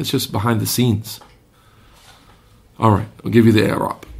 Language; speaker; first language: English; native; English